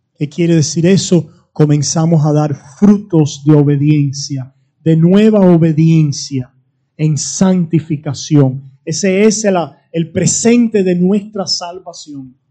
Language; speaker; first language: Spanish; native; Spanish